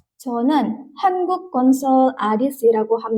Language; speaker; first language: Korean; non-native, fluent; Indonesian